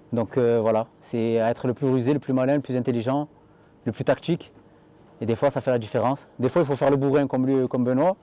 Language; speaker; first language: French; native; French